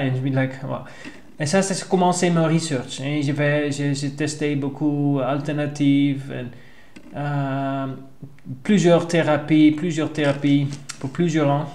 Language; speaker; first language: French; non-native, learner; Dutch